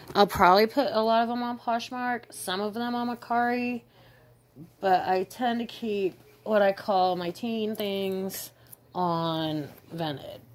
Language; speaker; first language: English; native; English